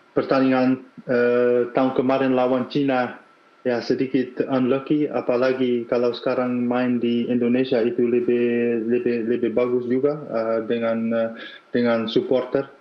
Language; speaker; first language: Indonesian; non-native, fluent; Dutch